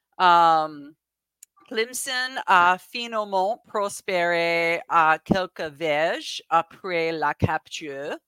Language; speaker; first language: French; non-native, learner; English